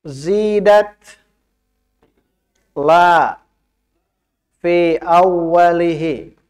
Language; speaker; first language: Arabic; non-native, fluent; Indonesian